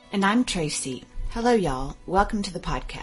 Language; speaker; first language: English; native; English